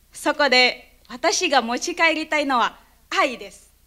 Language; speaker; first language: Japanese; non-native, learner; Indonesian